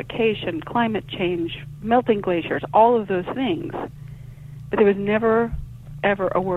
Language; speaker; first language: English; native; English